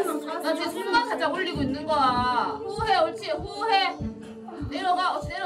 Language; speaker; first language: Korean; native; Korean